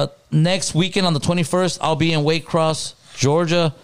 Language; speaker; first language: English; early bilingual, other home language; Spanish